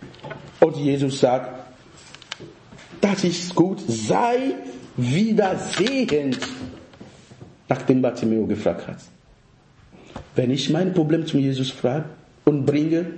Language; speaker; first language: German; non-native, fluent; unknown